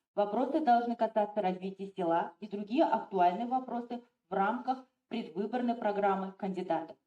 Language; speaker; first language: Russian; non-native, local second language; Kazakh